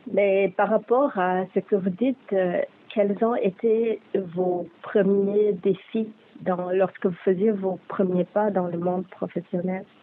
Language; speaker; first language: French; native; French